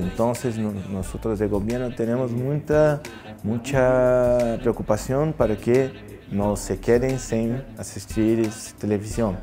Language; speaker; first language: Spanish; non-native, learner; Portuguese